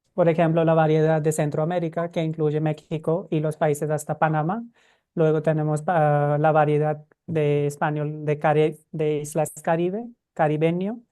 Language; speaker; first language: Spanish; non-native, fluent; Hindi